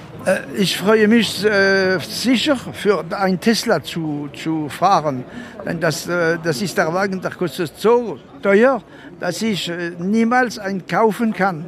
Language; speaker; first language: German; non-native, fluent; French